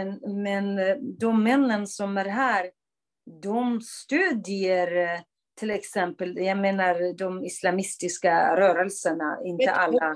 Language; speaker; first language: Swedish; non-native, fluent; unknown